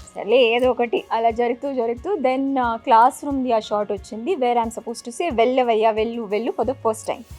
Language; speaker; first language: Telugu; non-native, fluent; Marathi